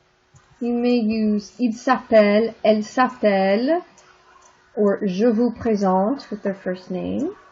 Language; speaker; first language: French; non-native, fluent; English